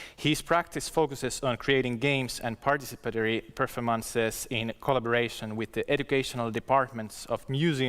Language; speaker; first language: English; non-native, fluent; Finnish